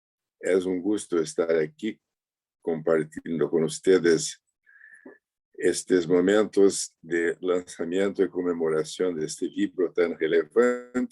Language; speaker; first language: Spanish; non-native, fluent; Portuguese